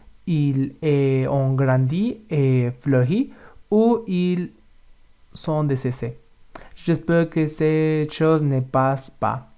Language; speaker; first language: French; non-native, learner; Spanish